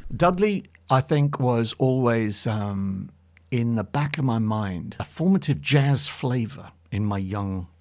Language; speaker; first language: English; native; English